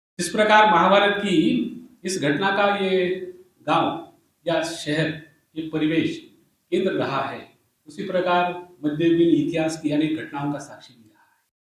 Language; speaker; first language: Hindi; native; Hindi